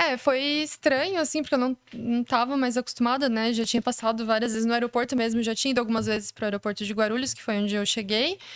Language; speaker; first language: Portuguese; native; Portuguese